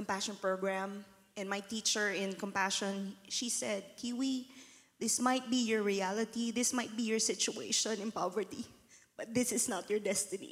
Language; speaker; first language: English; non-native, local second language; Filipino